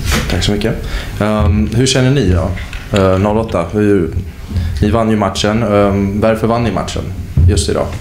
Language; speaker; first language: Swedish; native; Swedish